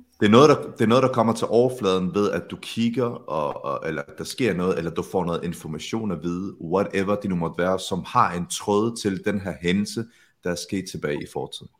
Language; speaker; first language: Danish; early bilingual, other home language; Arabic